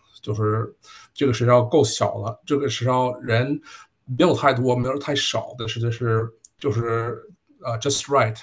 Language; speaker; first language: Chinese; early bilingual, heritage; Chinese